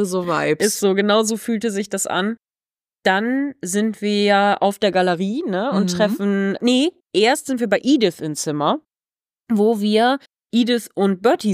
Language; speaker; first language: German; native; German